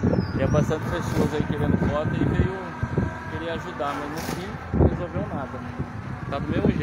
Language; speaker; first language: Portuguese; native; Portuguese